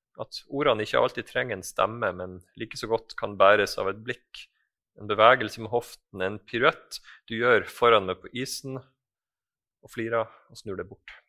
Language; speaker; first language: Norwegian; native; Norwegian